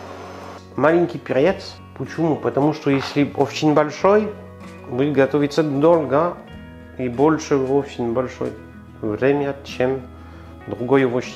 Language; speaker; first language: Russian; non-native, learner; French